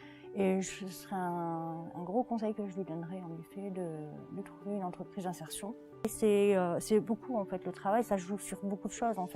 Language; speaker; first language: French; native; French